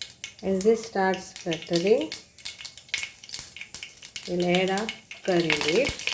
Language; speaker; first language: English; non-native, local second language; Konkani